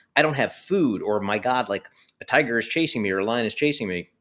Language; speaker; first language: English; native; English